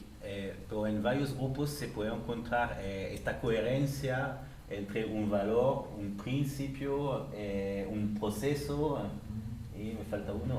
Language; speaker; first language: Spanish; native; Spanish